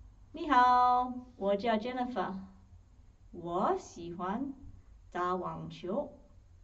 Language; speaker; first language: Chinese; non-native, fluent; English